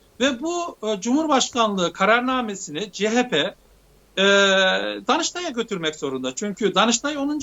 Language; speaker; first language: Turkish; native; Turkish